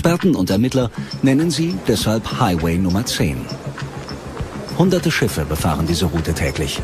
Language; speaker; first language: German; native; German